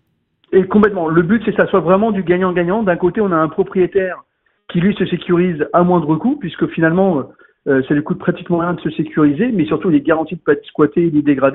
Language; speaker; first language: French; native; French